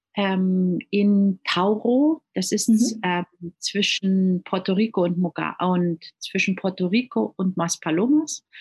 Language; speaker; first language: German; native; German